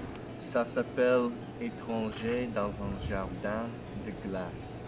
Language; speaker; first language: French; non-native, learner; English